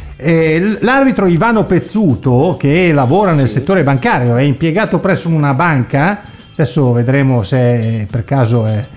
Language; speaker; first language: Italian; native; Italian